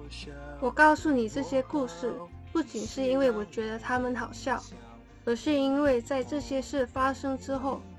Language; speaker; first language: Chinese; non-native, learner; English